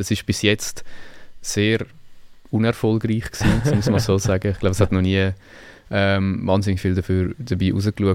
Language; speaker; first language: German; native; German